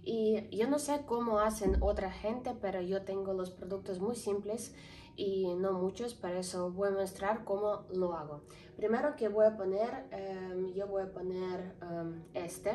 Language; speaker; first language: Spanish; non-native, learner; Ukrainian